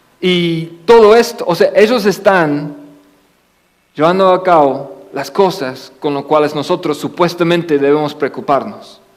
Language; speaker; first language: Spanish; non-native, fluent; English